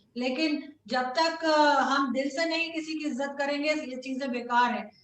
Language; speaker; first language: Urdu; native; Urdu